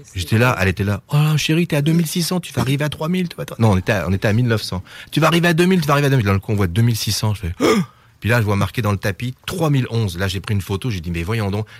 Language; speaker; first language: French; native; French